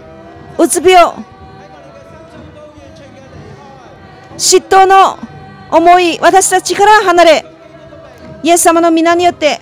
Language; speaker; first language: Japanese; non-native, fluent; Chinese